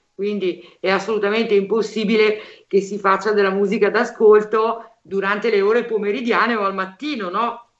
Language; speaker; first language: Italian; native; Italian